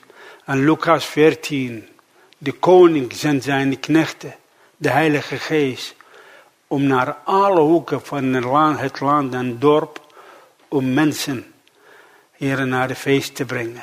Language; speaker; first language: Dutch; non-native, fluent; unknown